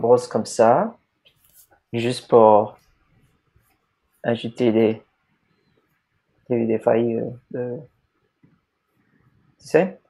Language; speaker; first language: French; non-native, learner; English